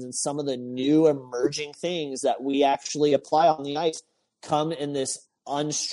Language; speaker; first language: English; native; English